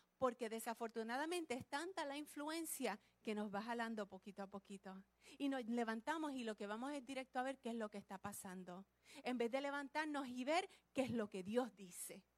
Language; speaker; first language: Spanish; early bilingual, heritage; Spanish